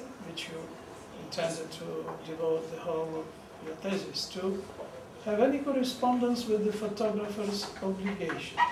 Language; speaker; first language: English; non-native, fluent; Russian